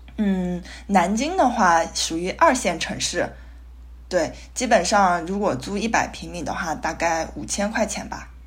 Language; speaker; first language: Chinese; native; Chinese